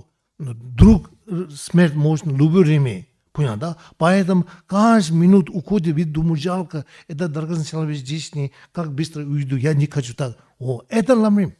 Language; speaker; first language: Russian; non-native, learner; Tibetan